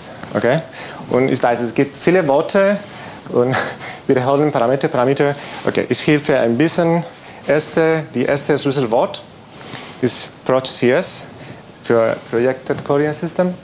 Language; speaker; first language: German; non-native, learner; Spanish